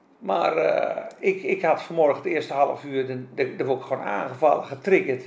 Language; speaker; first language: Dutch; non-native, fluent; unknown